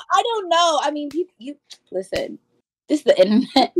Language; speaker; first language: English; native; English